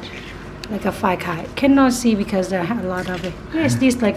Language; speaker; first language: English; non-native, fluent; Thai